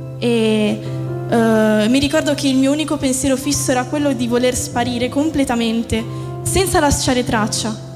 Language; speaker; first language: Italian; early bilingual, other home language; Romanian